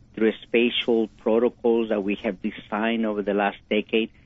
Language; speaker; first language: English; non-native, fluent; Spanish